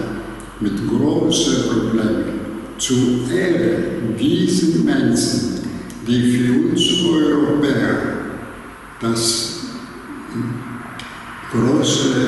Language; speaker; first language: German; non-native, learner; Greek